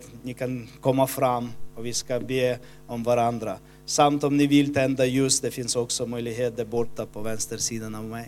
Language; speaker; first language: Swedish; non-native, fluent; Ukrainian